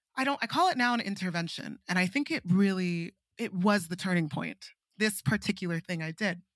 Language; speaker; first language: English; non-native, local second language; Igbo